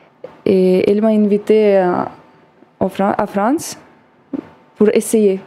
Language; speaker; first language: French; non-native, learner; Russian